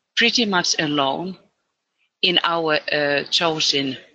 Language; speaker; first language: English; non-native, fluent; Finnish